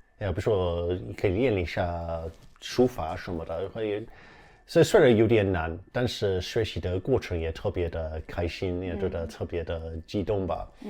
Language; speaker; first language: Chinese; non-native, fluent; English